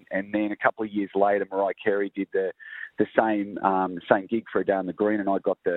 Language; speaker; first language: English; native; English